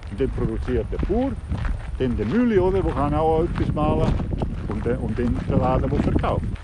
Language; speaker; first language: German; non-native, local second language; Italian